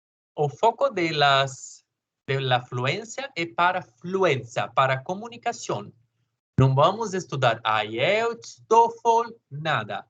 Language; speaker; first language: Spanish; non-native, learner; Portuguese